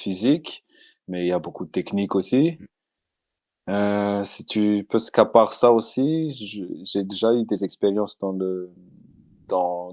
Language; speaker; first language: French; non-native, local second language; Malagasy